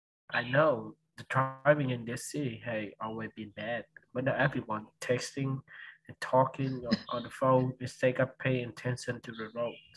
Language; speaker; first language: English; non-native, learner; Vietnamese